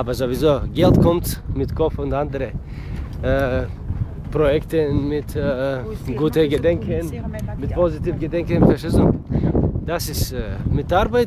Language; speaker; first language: German; non-native, learner; Bulgarian